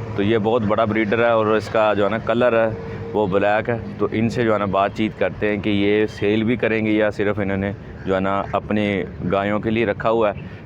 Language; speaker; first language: Hindi; non-native, local second language; Punjabi